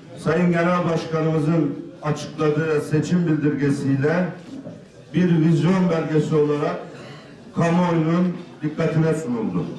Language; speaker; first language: Turkish; native; Turkish